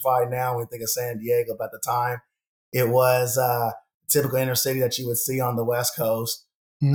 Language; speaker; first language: English; native; English